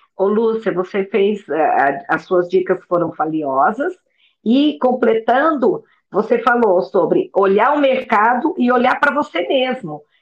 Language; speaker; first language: Portuguese; native; Portuguese